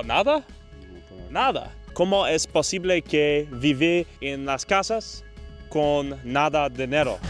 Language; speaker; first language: Spanish; non-native, learner; English